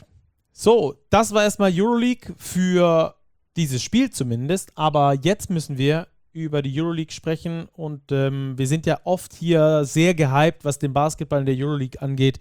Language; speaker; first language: German; native; German